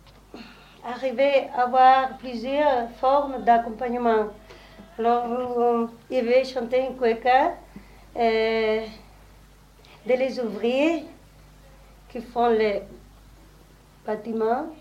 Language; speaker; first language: French; non-native, learner; Spanish